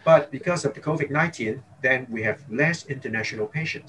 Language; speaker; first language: English; non-native, local second language; Cantonese